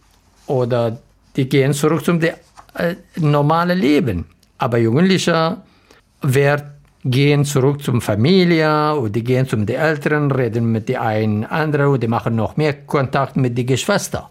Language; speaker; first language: German; non-native, learner; Arabic